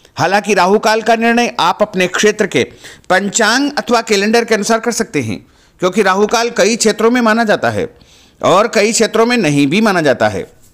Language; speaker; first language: Hindi; native; Hindi